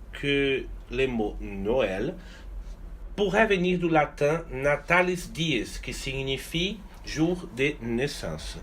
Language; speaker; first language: French; non-native, fluent; Portuguese